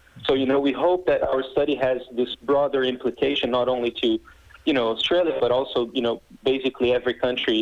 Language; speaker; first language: English; non-native, fluent; Portuguese